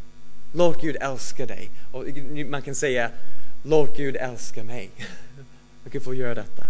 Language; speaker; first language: Swedish; non-native, fluent; English